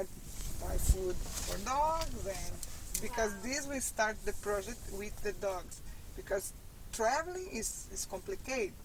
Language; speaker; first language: English; non-native, learner; Portuguese